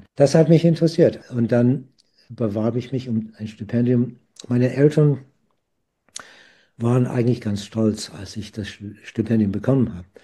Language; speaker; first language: German; non-native, fluent; English